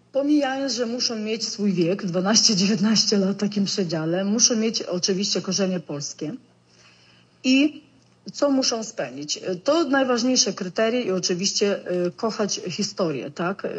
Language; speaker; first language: Polish; early bilingual, other home language; Ukrainian